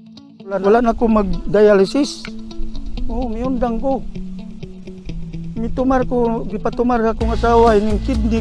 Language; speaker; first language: Filipino; non-native, local second language; Cebuano